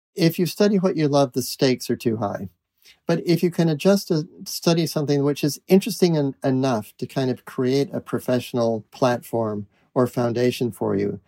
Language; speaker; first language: English; native; English